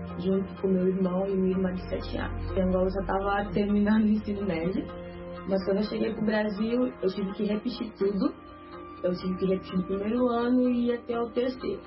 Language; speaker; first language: Portuguese; native; Portuguese